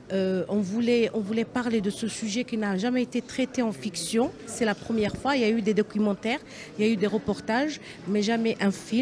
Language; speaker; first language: French; non-native, local second language; Arabic